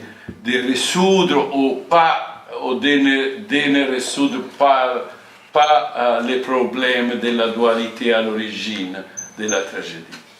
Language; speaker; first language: French; non-native, fluent; Italian